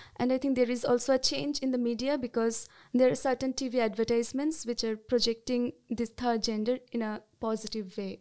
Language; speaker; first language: English; non-native, local second language; Bangla